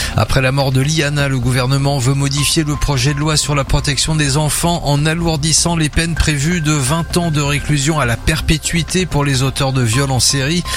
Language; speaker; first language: French; native; French